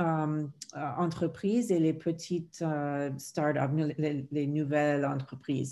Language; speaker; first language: French; non-native, fluent; English